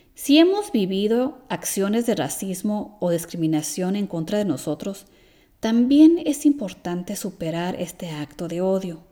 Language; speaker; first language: Spanish; early bilingual, heritage; Spanish